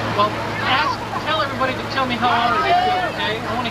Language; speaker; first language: English; native; English